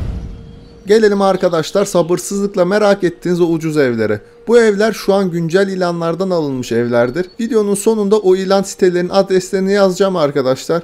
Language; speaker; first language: Turkish; native; Turkish